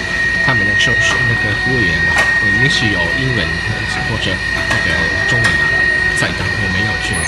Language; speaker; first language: Chinese; non-native, fluent; Japanese